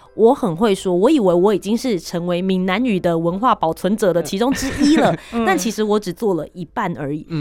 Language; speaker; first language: Chinese; native; Chinese